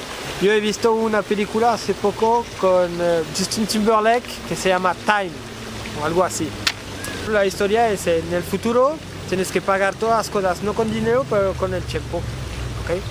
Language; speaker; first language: Spanish; non-native, fluent; French